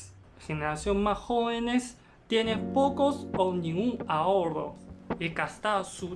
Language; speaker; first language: Spanish; non-native, learner; Chinese